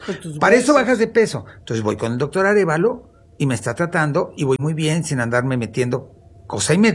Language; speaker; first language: Spanish; native; Spanish